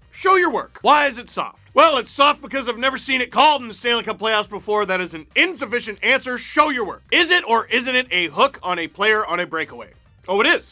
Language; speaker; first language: English; native; English